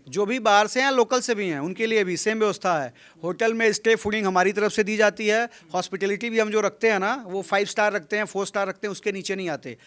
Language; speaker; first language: Hindi; native; Hindi